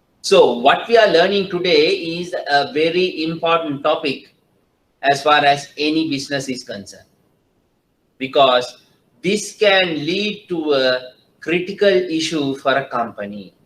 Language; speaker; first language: English; non-native, local second language; Sinhala